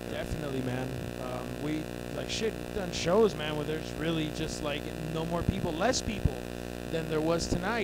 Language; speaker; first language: English; early bilingual, other home language; Spanish